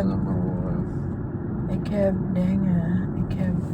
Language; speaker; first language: Dutch; non-native, learner; Filipino